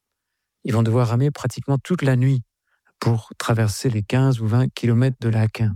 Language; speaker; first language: French; native; French